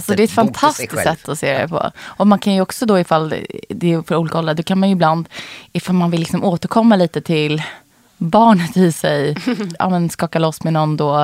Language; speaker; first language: Swedish; native; Swedish